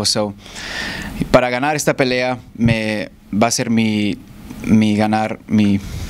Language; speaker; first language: Spanish; early bilingual, heritage; Spanish